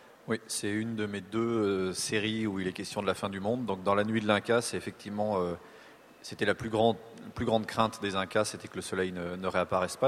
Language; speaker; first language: French; native; French